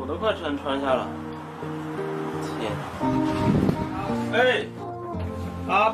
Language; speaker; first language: Chinese; native; Chinese